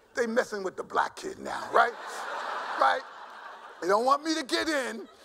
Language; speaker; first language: English; native; English